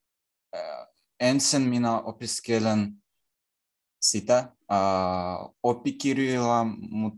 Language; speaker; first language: Finnish; non-native, learner; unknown